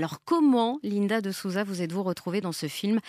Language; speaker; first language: French; native; French